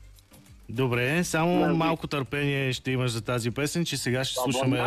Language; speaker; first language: Bulgarian; native; Bulgarian